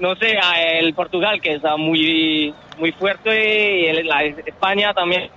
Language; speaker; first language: Spanish; non-native, learner; French